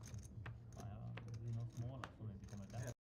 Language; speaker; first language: Swedish; native; Swedish